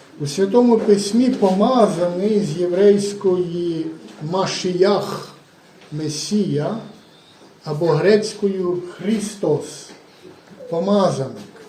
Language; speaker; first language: Ukrainian; native; Ukrainian